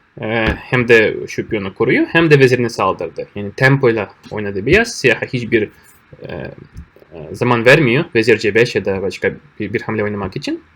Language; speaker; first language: Turkish; non-native, fluent; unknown